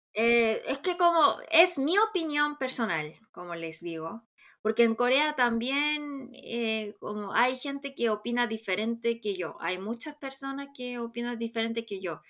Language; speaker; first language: Spanish; non-native, fluent; Korean